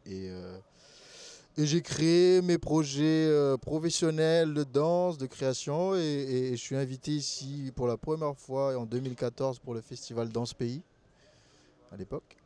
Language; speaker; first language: French; non-native, local second language; Malagasy